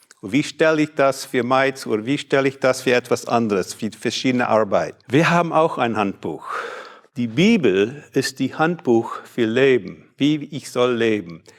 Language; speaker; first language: German; non-native, fluent; English